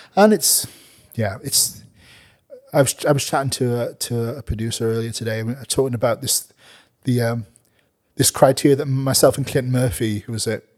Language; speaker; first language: English; native; English